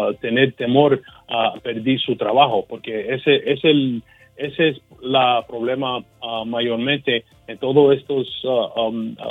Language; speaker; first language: Spanish; early bilingual, heritage; Spanish